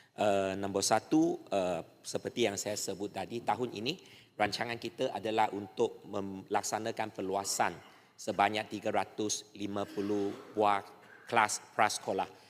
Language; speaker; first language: Malay; native; Malay